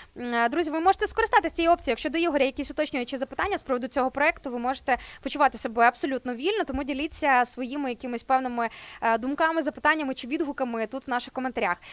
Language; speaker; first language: Ukrainian; native; Ukrainian